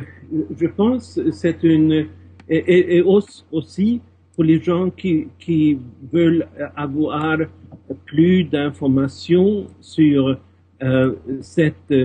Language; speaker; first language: French; non-native, fluent; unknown